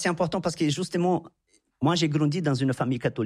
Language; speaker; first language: French; non-native, fluent; Portuguese